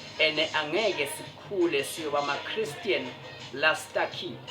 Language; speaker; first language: Zulu; non-native, local second language; Swati